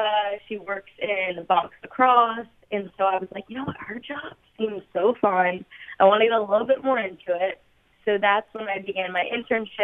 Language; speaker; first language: English; native; English